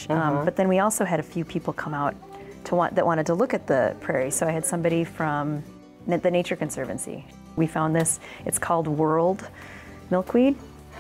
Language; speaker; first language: English; native; English